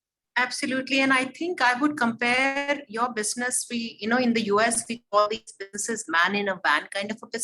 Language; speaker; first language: English; non-native, local second language; Hindi